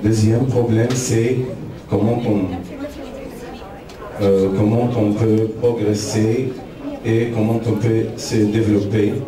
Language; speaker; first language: French; non-native, fluent; Arabic